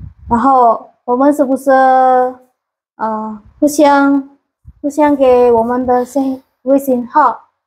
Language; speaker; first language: Chinese; non-native, learner; Indonesian